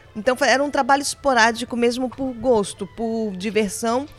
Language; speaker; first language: Portuguese; native; Portuguese